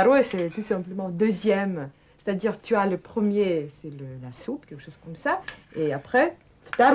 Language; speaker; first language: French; non-native, fluent; Russian